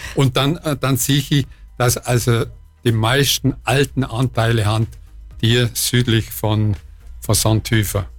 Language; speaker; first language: German; native; German